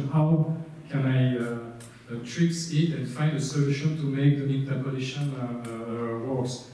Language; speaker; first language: English; non-native, learner; French